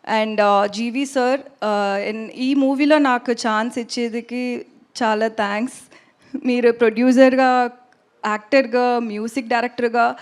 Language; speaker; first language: Telugu; non-native, learner; Tamil